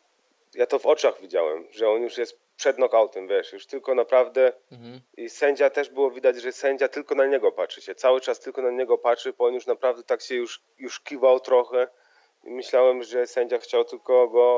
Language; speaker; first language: Polish; early bilingual, heritage; Polish